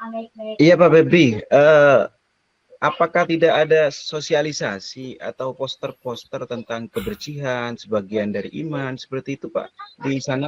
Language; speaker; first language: Indonesian; non-native, local second language; Javanese